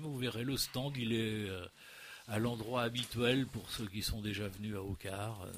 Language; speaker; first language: French; native; French